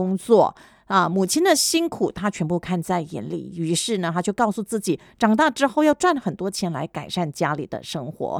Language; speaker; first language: Chinese; native; Chinese